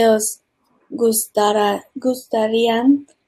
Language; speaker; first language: Spanish; early bilingual, heritage; English